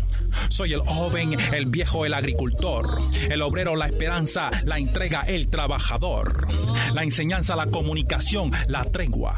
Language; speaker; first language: Spanish; native; Spanish